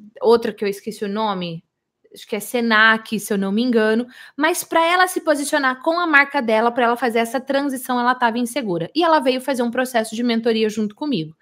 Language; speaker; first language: Portuguese; native; Portuguese